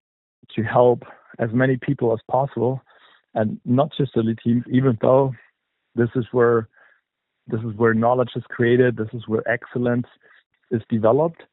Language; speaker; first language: English; non-native, fluent; German